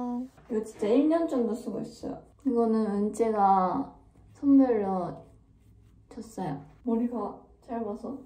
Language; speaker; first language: Korean; non-native, fluent; Japanese